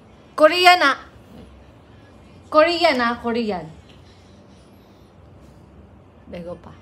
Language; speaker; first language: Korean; non-native, learner; Filipino